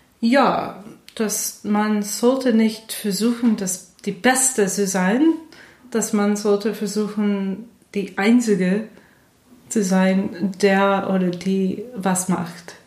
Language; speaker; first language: German; non-native, fluent; English